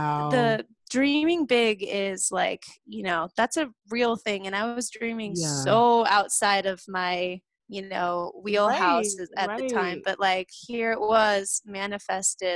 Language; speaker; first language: English; native; English